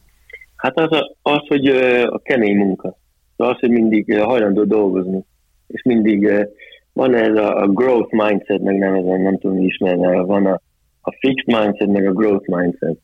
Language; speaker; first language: Hungarian; early bilingual, heritage; Hungarian